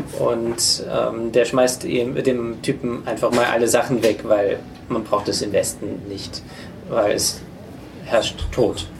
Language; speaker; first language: German; non-native, fluent; English